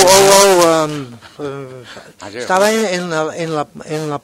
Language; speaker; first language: Spanish; non-native, learner; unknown